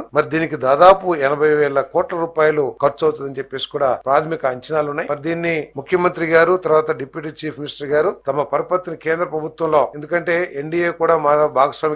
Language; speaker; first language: Telugu; native; Telugu